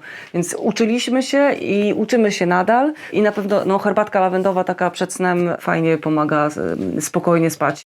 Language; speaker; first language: Polish; native; Polish